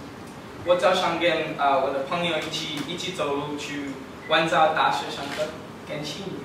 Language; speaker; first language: Chinese; non-native, learner; English